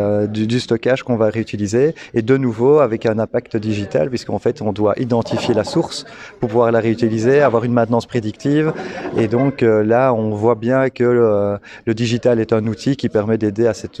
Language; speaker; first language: French; native; French